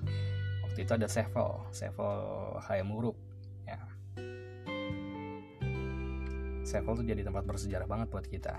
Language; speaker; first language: Indonesian; native; Indonesian